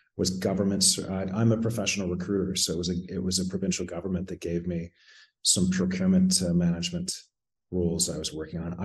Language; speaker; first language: English; native; English